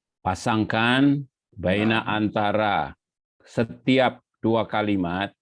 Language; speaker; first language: Indonesian; native; Indonesian